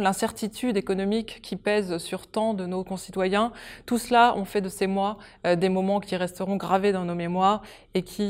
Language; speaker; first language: French; native; French